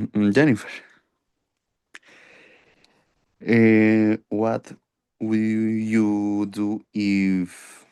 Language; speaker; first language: English; non-native, learner; Spanish